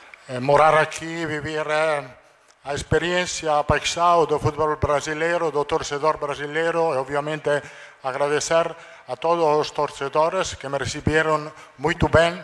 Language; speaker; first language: Portuguese; non-native, fluent; Italian